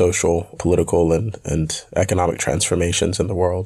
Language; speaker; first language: English; native; English